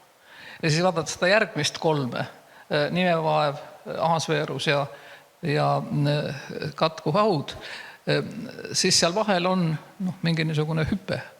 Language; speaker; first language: Estonian; native; Estonian